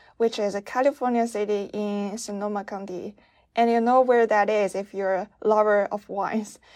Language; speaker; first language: English; non-native, fluent; Chinese